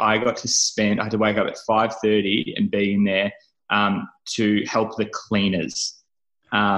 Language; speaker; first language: English; native; English